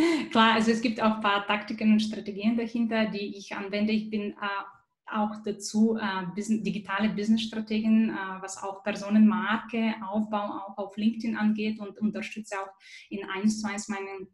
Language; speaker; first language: German; non-native, fluent; Bulgarian